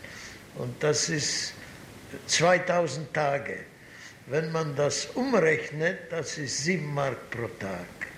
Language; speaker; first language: German; non-native, fluent; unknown